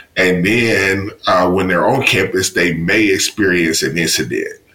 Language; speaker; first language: English; native; English